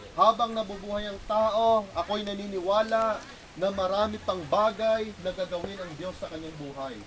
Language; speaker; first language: Filipino; non-native, local second language; Cebuano